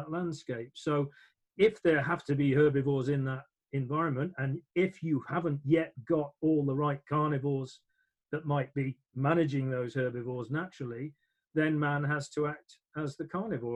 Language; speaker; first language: English; native; English